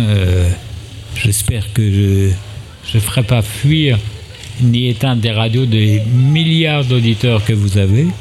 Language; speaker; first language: French; native; French